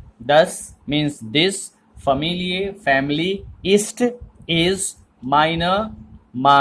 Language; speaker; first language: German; non-native, learner; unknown